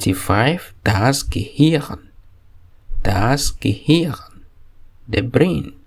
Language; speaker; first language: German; non-native, fluent; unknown